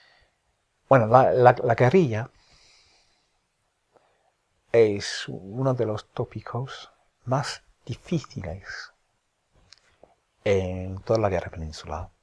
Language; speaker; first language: Spanish; non-native, fluent; English